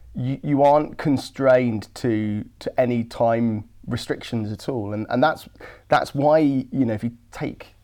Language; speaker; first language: English; native; English